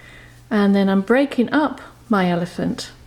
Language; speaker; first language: English; native; English